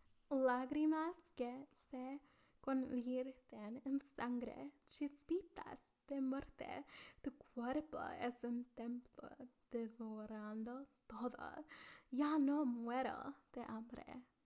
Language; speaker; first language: Spanish; early bilingual, other home language; English